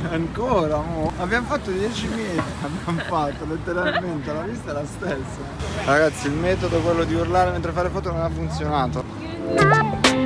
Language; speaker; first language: Italian; native; Italian